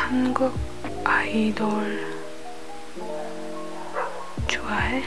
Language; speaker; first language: Korean; non-native, learner; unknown